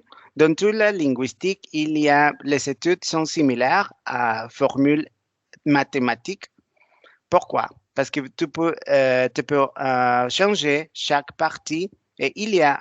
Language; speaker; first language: French; non-native, learner; Spanish